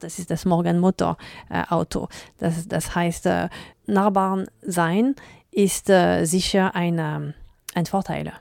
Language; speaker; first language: German; non-native, learner; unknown